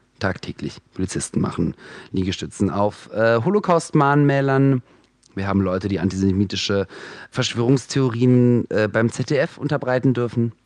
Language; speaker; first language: German; early bilingual, other home language; Russian